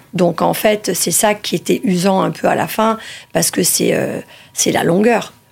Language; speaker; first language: French; early bilingual, other home language; Italian